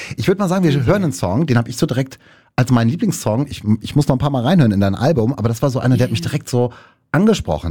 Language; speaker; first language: German; native; German